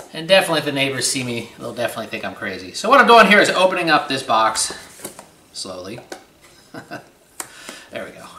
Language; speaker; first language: English; native; English